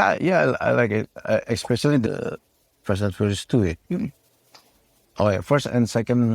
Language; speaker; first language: English; non-native, learner; Indonesian